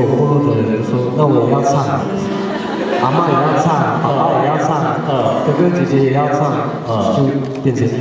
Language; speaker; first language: Chinese; non-native, local second language; Amis